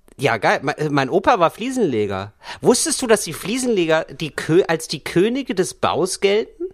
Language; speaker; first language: German; native; German